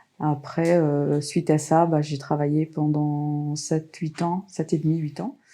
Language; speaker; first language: French; non-native, local second language; Arabic